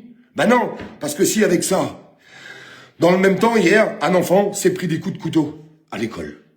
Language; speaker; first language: French; native; French